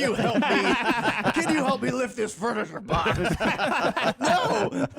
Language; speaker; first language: English; native; English